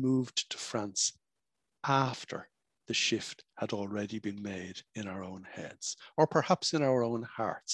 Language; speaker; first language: English; native; English